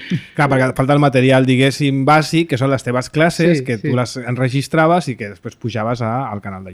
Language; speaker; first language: Catalan; native; Catalan